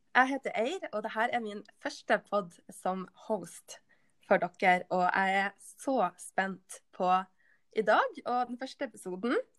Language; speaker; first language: Norwegian; native; Norwegian